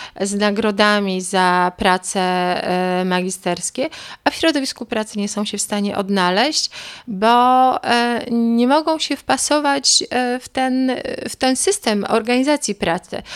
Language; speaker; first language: Polish; native; Polish